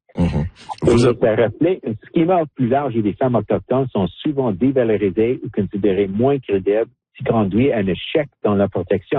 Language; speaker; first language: French; non-native, local second language; English